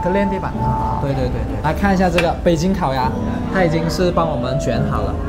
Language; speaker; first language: Chinese; native; Chinese